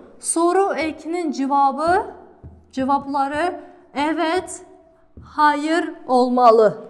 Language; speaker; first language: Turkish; non-native, fluent; Kazakh